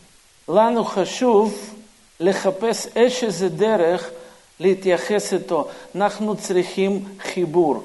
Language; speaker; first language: Hebrew; non-native, fluent; Russian